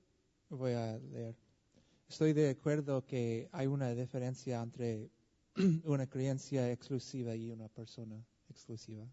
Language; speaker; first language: Spanish; non-native, learner; English